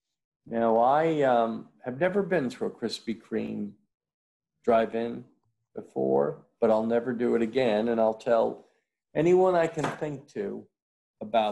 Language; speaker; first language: English; native; English